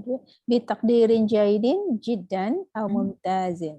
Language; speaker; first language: Arabic; non-native, learner; Malay